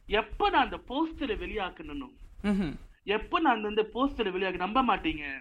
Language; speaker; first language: Tamil; native; Tamil